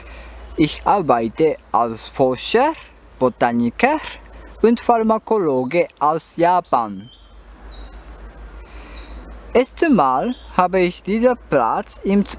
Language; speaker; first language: German; non-native, learner; Japanese